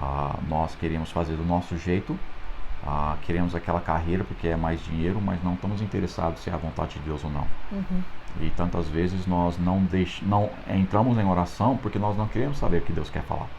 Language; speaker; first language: Portuguese; non-native, fluent; English